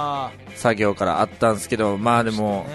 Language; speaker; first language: Japanese; native; Japanese